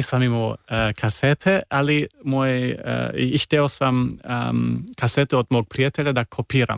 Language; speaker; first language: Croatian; early bilingual, heritage; Serbian